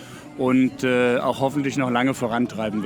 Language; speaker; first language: German; native; German